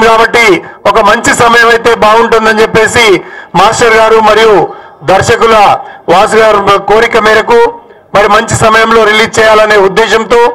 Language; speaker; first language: Telugu; native; Telugu